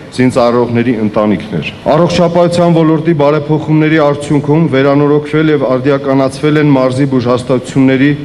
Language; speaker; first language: Armenian; native; Armenian